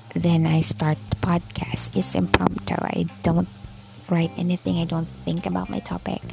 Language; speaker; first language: English; non-native, local second language; Cebuano